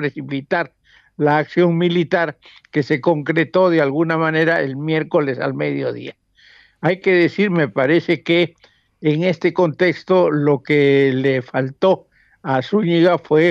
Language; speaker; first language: Spanish; native; Spanish